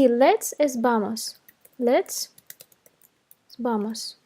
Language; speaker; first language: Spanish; non-native, fluent; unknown